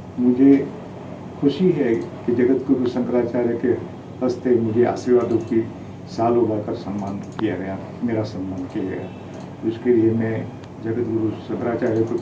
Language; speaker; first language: Hindi; non-native, local second language; Gujarati